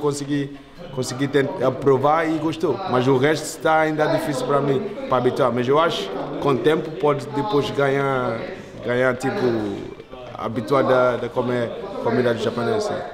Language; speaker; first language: Portuguese; non-native, learner; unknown